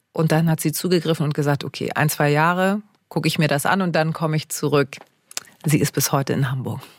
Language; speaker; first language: German; native; German